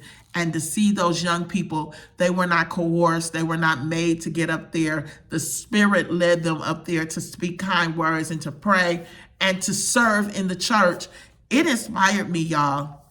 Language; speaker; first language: English; native; English